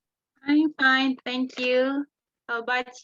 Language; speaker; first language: English; non-native, learner; Turkish